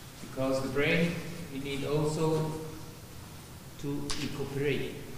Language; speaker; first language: English; non-native, learner; German